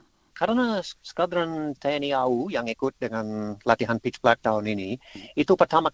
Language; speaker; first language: Indonesian; non-native, learner; English